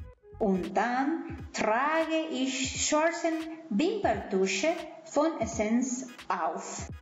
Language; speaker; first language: German; non-native, fluent; Spanish